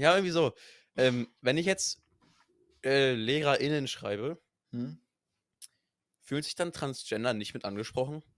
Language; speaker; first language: German; native; German